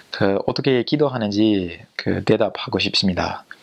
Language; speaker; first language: Korean; non-native, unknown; English